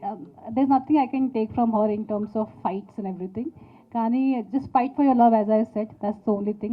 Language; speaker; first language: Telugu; non-native, local second language; Hindi